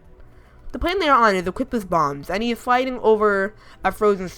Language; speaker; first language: English; native; English